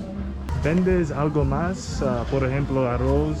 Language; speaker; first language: Spanish; non-native, learner; English